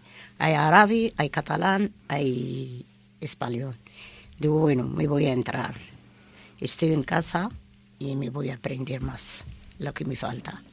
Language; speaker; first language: Spanish; non-native, learner; Arabic